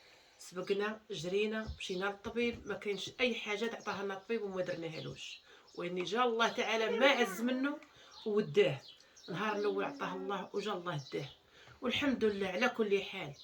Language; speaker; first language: Arabic; native; Arabic